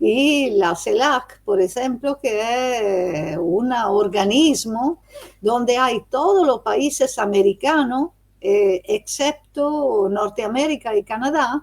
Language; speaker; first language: Spanish; non-native, fluent; Italian